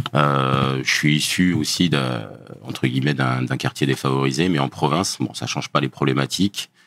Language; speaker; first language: French; native; French